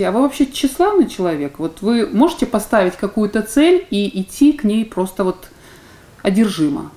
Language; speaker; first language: Russian; native; Russian